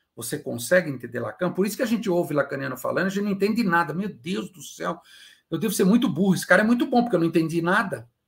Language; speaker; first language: Portuguese; native; Portuguese